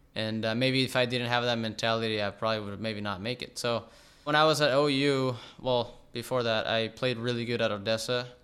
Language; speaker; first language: English; non-native, fluent; Spanish